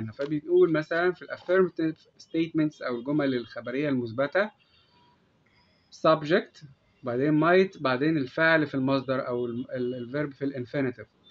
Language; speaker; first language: Arabic; native; Arabic